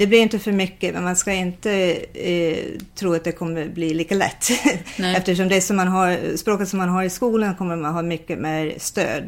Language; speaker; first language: Swedish; non-native, fluent; English